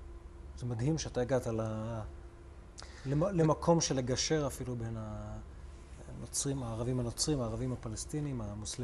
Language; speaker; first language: Hebrew; native; Hebrew